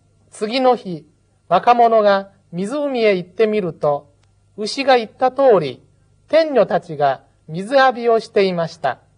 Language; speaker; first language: Japanese; non-native, fluent; Chinese